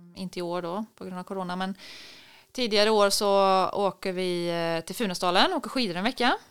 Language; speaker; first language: Swedish; native; Swedish